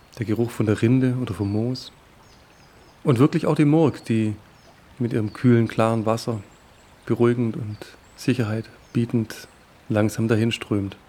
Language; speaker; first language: German; native; German